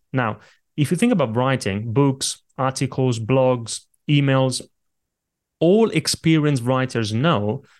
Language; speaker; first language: English; non-native, fluent; Italian